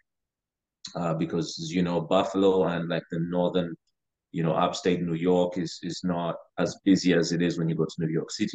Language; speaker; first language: English; non-native, local second language; Ganda